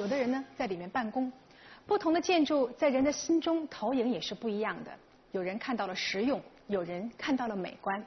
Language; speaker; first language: Chinese; native; Chinese